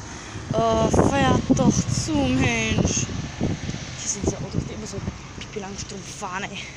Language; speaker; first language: German; early bilingual, other home language; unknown